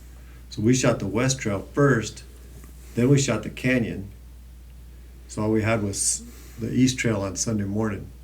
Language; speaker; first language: English; native; English